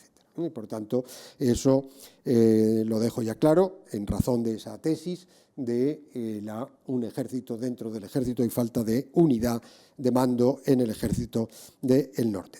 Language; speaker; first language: Spanish; native; Spanish